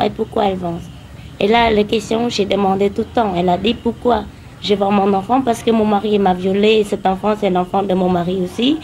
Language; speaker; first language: French; non-native, learner; Khmer